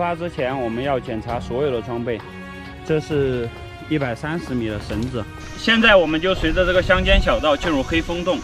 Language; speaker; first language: Chinese; native; Chinese